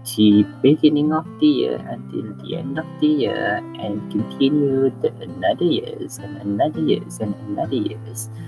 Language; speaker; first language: English; non-native, local second language; Malay